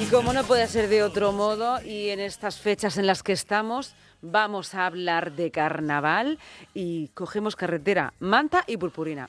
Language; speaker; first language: Spanish; native; Spanish